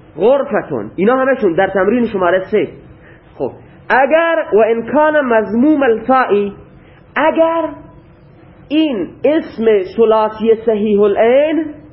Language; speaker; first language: Persian; native; Persian